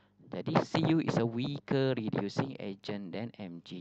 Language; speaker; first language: English; non-native, local second language; Malay